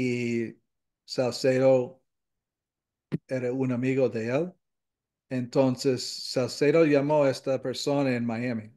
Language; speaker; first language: Spanish; non-native, fluent; English